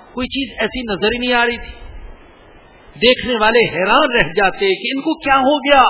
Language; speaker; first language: Urdu; non-native, local second language; Punjabi